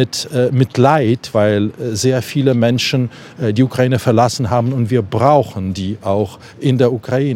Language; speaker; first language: German; non-native, fluent; Ukrainian